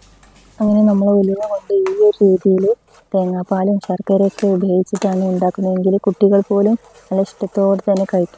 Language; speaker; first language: Malayalam; native; Malayalam